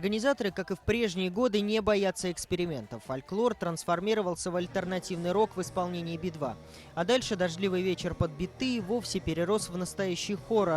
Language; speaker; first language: Russian; native; Russian